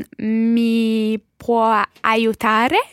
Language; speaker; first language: Italian; non-native, learner; English